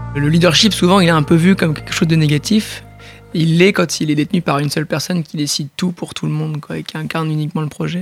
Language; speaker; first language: French; native; French